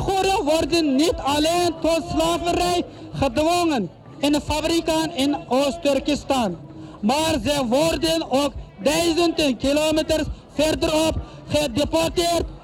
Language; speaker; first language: Dutch; non-native, learner; Uyghur